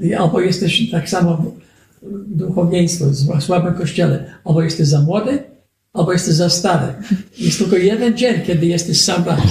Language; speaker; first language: Polish; early bilingual, heritage; Polish